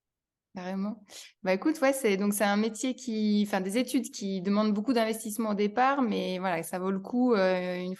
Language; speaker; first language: French; native; French